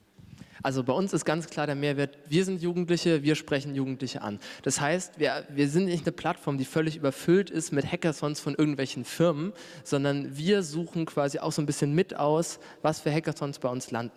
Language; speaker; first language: German; native; German